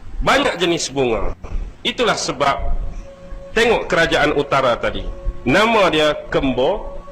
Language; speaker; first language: Malay; native; Malay